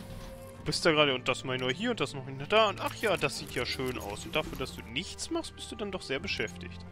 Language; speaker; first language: German; native; German